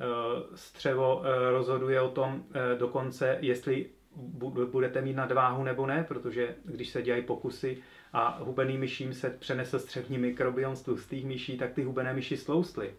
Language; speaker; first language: Czech; native; Czech